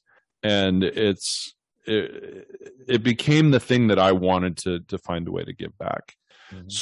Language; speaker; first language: English; native; English